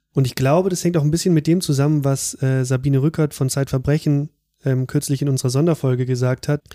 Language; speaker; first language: German; native; German